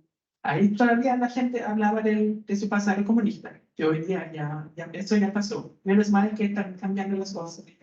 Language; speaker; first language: Spanish; non-native, fluent; German